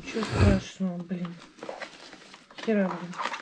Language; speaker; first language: Russian; native; Russian